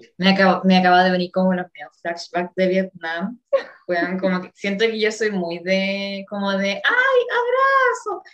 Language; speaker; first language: Spanish; native; Spanish